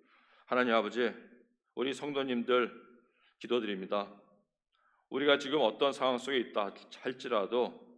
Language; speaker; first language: Korean; native; Korean